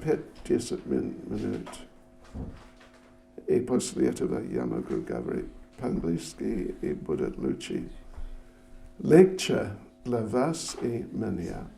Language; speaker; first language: Russian; non-native, learner; English